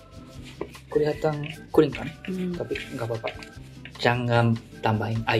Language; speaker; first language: Indonesian; non-native, learner; Japanese